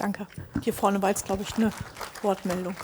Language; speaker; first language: German; native; German